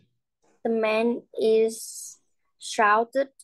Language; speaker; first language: English; non-native, learner; Vietnamese